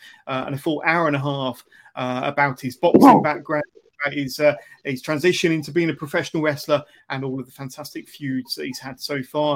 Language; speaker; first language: English; native; English